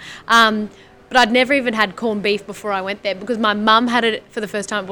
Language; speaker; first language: English; native; English